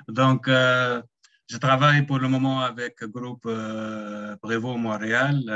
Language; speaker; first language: French; non-native, local second language; Arabic